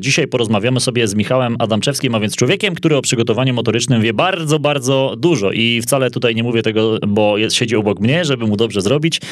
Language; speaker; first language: Polish; native; Polish